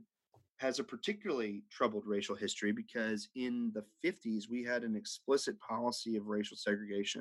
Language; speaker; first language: English; native; English